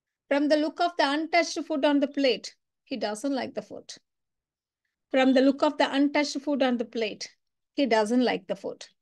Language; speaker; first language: English; non-native, local second language; Tamil